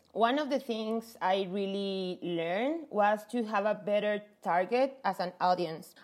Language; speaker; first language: English; non-native, fluent; Spanish